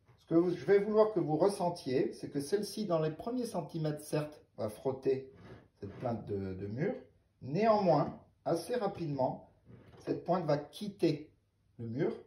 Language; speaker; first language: French; native; French